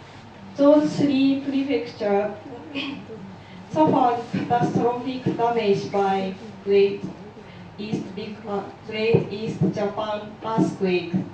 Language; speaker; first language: English; non-native, learner; Japanese